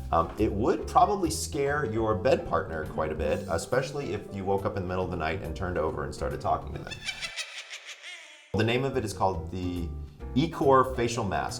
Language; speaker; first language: English; native; English